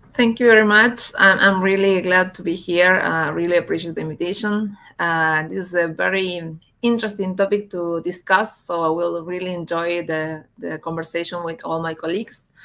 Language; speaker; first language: English; non-native, fluent; Spanish